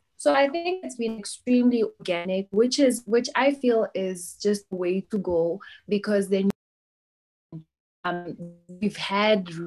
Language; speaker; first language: English; non-native, local second language; Tsonga